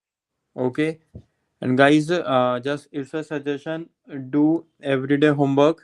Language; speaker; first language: English; non-native, local second language; Hindi